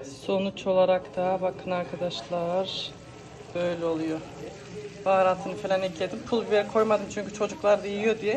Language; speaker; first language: Turkish; native; Turkish